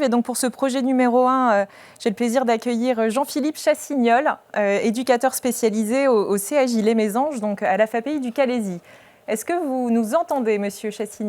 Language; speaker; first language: French; native; French